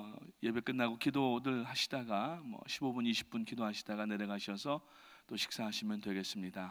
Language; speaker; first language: Korean; native; Korean